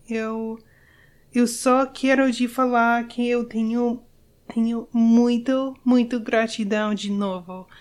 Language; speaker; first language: Portuguese; non-native, learner; English